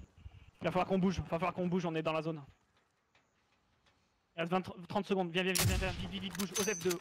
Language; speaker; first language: French; native; French